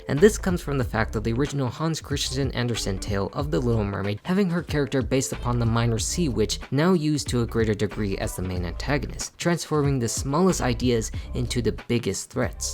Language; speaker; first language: English; native; English